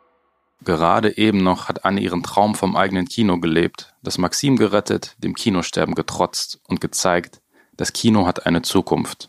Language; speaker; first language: German; native; German